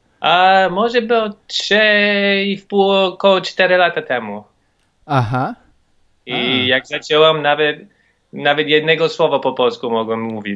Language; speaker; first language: Polish; non-native, learner; English